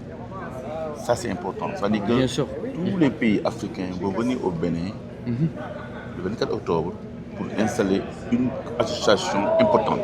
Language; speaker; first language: French; non-native, local second language; Wolof